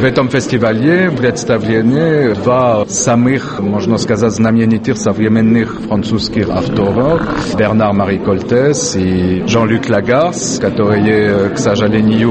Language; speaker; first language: Russian; non-native, fluent; French